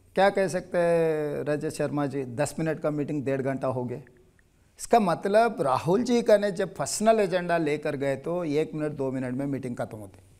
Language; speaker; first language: Hindi; non-native, local second language; Telugu